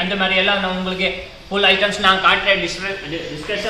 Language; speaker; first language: Tamil; non-native, learner; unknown